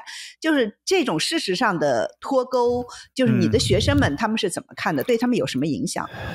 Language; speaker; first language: Chinese; native; Chinese